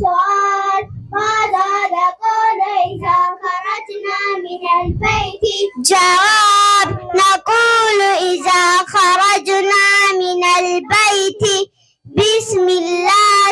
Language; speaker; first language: Arabic; non-native, learner; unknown